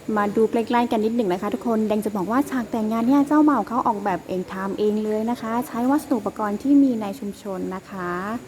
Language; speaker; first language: Thai; non-native, local second language; Karen languages